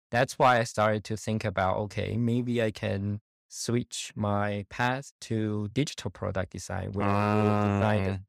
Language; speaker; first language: English; non-native, fluent; Chinese